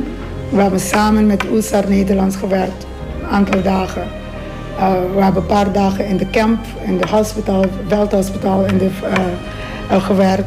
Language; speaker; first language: Dutch; non-native, local second language; Papiamento